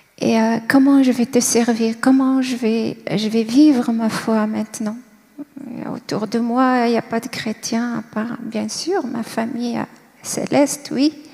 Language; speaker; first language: French; non-native, local second language; Kabyle